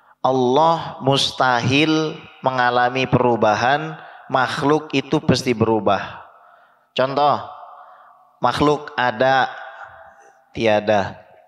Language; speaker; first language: Indonesian; native; Indonesian